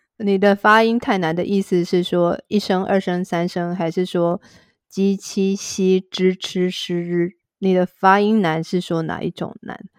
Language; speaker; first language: Chinese; native; Chinese